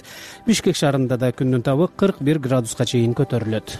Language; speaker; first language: Kyrgyz; native; Kyrgyz